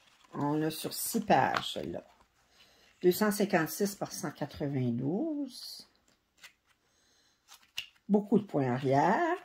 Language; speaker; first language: French; native; French